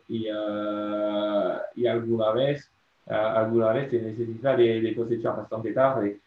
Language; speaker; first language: Spanish; non-native, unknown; French